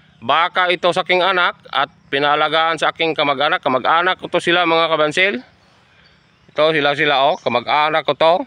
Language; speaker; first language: Filipino; non-native, local second language; Cebuano